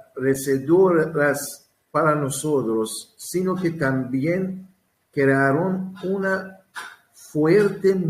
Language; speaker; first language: Spanish; non-native, learner; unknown